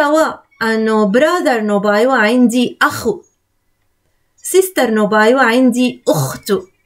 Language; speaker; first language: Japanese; non-native, fluent; Arabic